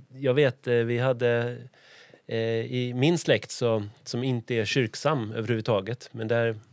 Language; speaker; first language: Swedish; native; Swedish